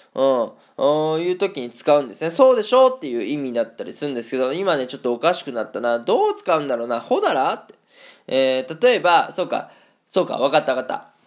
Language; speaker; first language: Japanese; native; Japanese